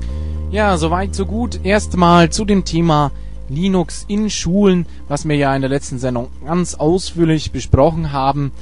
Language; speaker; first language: German; native; German